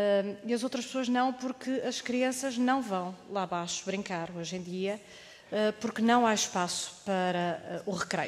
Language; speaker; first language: Portuguese; native; Portuguese